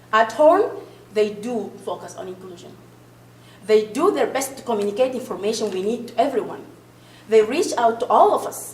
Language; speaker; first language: English; non-native, fluent; Arabic